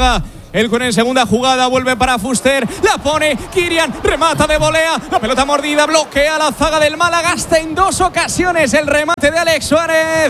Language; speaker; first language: Spanish; native; Spanish